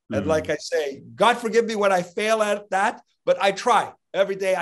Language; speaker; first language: English; native; English